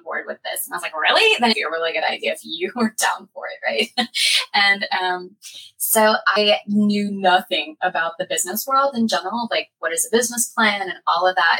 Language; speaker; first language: English; native; English